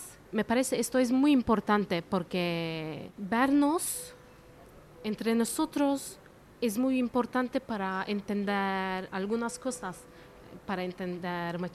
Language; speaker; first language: Spanish; non-native, fluent; Turkish